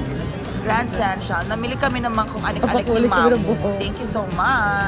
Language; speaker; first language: Filipino; native; Filipino